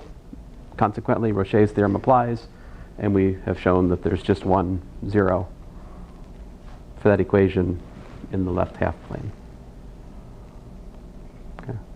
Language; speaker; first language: English; native; English